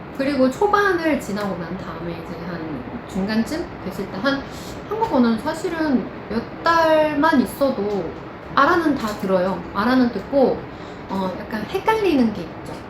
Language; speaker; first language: Korean; non-native, fluent; Chinese